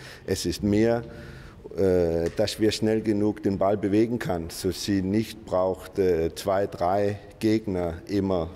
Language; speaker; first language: German; non-native, learner; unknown